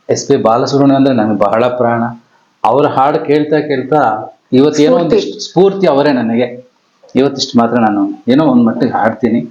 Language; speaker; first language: Kannada; non-native, local second language; Telugu